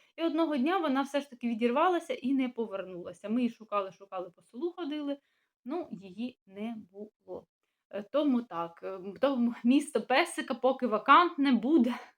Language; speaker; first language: Ukrainian; native; Ukrainian